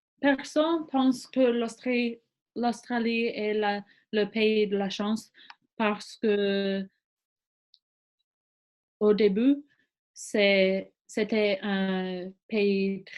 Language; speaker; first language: French; non-native, learner; English